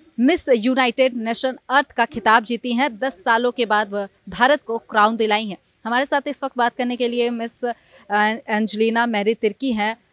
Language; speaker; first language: Hindi; native; Hindi